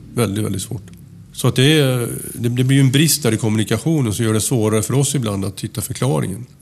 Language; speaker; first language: Swedish; native; Swedish